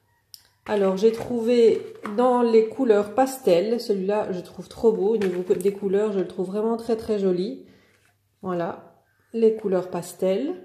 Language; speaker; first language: French; native; French